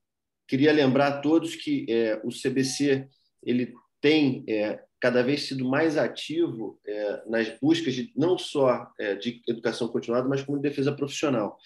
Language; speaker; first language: Portuguese; native; Portuguese